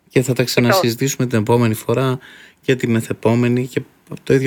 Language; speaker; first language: Greek; native; Greek